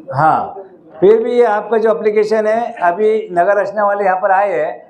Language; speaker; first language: Hindi; non-native, local second language; Marathi